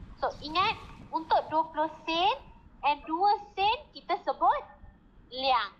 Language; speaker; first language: Malay; non-native, local second language; Chinese